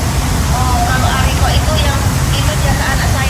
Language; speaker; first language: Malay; non-native, local second language; Javanese